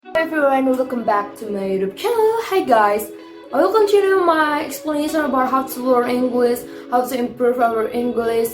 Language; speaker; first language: English; non-native, fluent; Indonesian